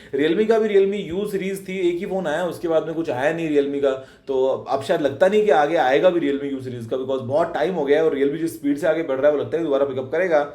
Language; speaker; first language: Hindi; native; Hindi